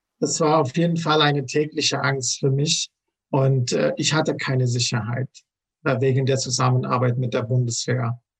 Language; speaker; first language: German; non-native, fluent; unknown